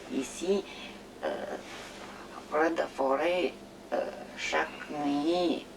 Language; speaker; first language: French; non-native, fluent; Romanian